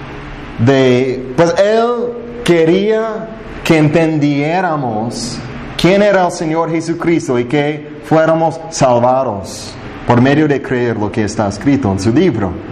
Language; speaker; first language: Spanish; non-native, fluent; English